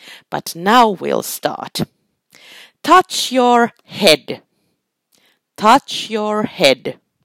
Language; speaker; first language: English; non-native, fluent; Finnish